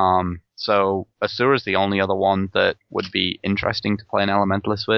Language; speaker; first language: English; native; English